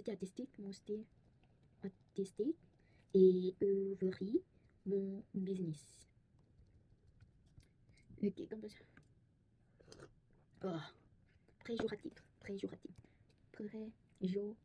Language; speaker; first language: French; non-native, learner; Korean